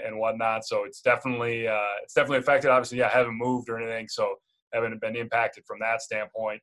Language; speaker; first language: English; native; English